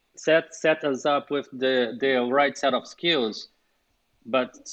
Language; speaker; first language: English; non-native, fluent; Portuguese